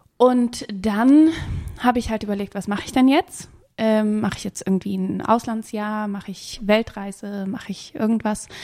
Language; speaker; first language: German; early bilingual, other home language; Swedish